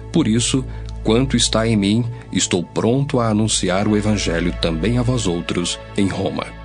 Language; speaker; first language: Portuguese; native; Portuguese